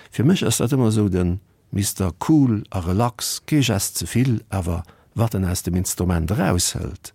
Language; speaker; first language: Luxembourgish; native; Luxembourgish